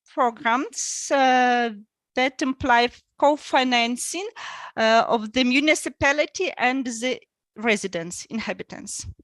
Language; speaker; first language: English; non-native, fluent; Ukrainian